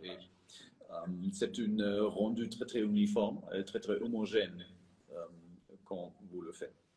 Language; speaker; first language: French; non-native, fluent; German